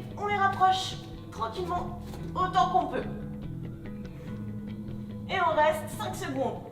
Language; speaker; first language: French; native; French